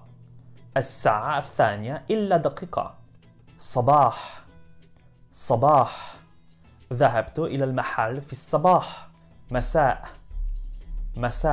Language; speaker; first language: Arabic; non-native, fluent; Polish